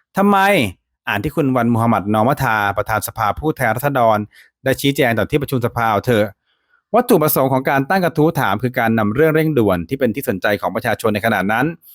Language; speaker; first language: Thai; native; Thai